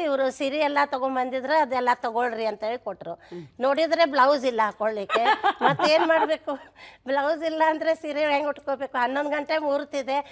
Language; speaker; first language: Kannada; non-native, local second language; Marathi